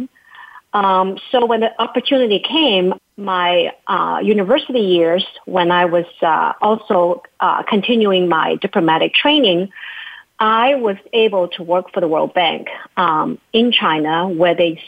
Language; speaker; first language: English; non-native, fluent; Chinese